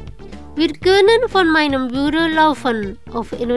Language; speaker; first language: German; non-native, fluent; Indonesian